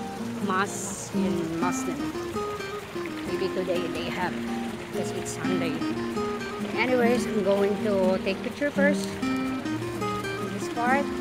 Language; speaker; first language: English; non-native, local second language; Filipino